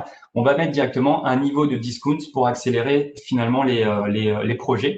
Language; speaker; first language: French; native; French